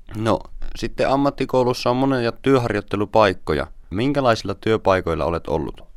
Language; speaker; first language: Finnish; native; Finnish